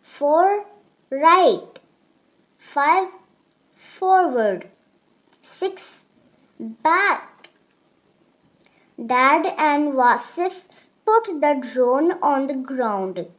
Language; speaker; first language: English; non-native, local second language; Urdu